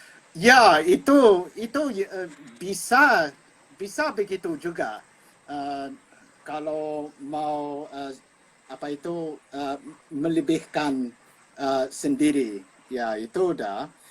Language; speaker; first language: Indonesian; non-native, fluent; English